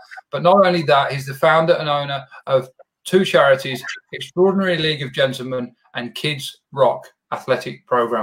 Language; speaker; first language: English; native; English